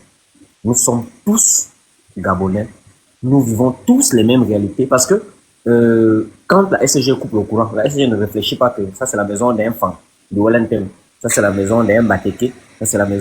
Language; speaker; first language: French; non-native, local second language; Fang